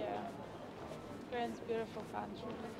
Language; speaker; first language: English; non-native, learner; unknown